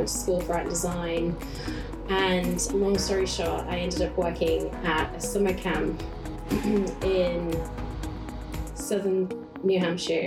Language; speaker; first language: English; native; English